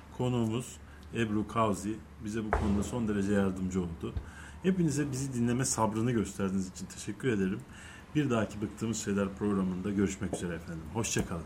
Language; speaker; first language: Turkish; native; Turkish